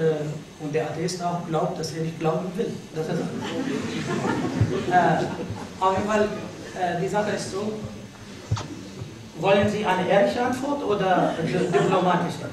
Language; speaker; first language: German; non-native, fluent; Arabic